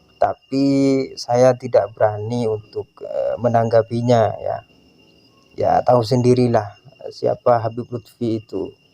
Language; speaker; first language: Indonesian; non-native, local second language; Madurese